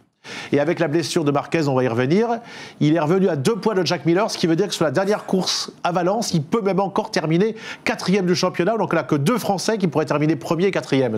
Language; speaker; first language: French; native; French